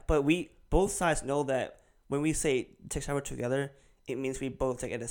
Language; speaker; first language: English; non-native, local second language; Cantonese